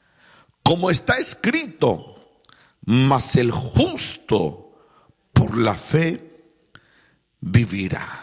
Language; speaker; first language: Spanish; native; Spanish